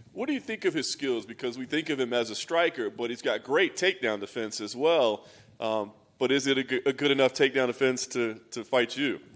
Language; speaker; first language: English; native; English